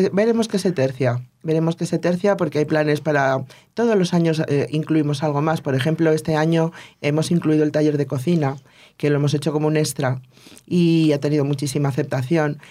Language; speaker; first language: Spanish; native; Spanish